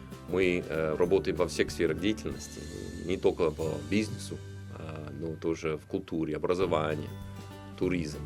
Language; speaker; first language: Russian; non-native, fluent; English